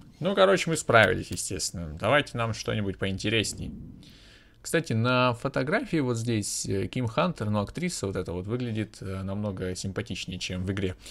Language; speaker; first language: Russian; native; Russian